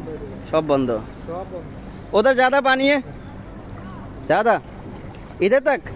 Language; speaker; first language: Hindi; non-native, fluent; Bangla